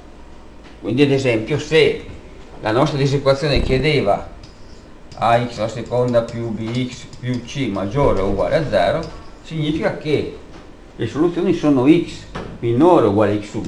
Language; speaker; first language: Italian; native; Italian